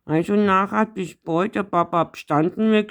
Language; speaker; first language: German; native; German